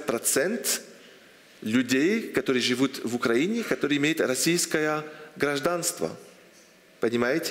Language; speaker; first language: Russian; non-native, fluent; French